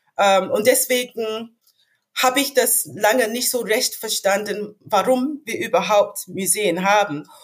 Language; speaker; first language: German; non-native, fluent; English